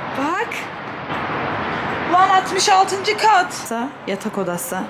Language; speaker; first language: Turkish; native; Turkish